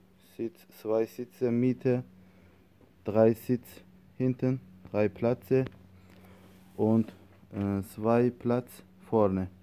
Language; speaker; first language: German; non-native, learner; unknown